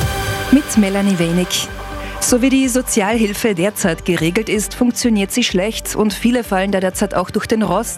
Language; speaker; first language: German; native; German